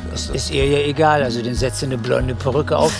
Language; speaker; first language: German; native; German